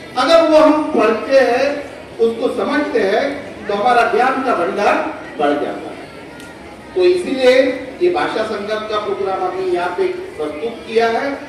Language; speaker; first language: Hindi; non-native, local second language; Marathi